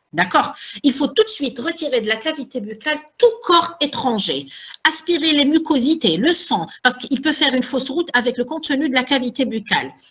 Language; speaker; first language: French; non-native, local second language; Arabic